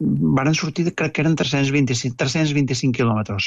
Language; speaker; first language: Catalan; native; Catalan